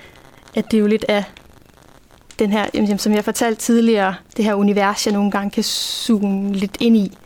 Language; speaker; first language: Danish; native; Danish